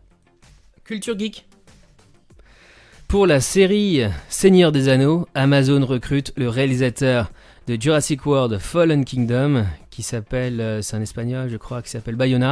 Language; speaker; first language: French; native; French